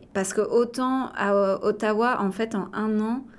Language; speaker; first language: French; native; French